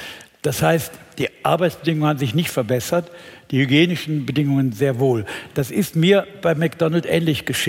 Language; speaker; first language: German; native; German